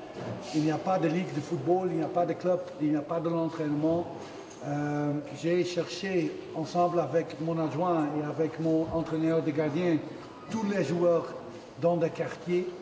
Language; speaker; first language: French; non-native, fluent; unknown